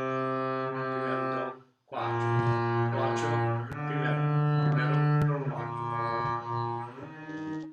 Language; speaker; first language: Portuguese; non-native, learner; English